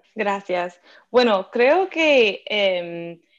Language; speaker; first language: Spanish; non-native, fluent; English